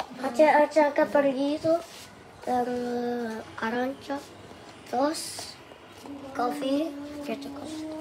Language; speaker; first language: Italian; non-native, learner; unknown